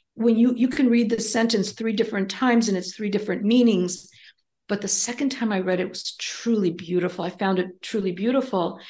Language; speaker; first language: English; early bilingual, other home language; Greek